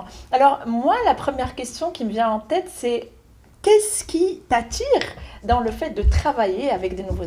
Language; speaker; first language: French; native; French